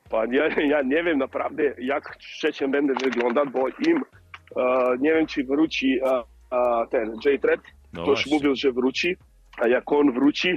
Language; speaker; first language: Polish; non-native, learner; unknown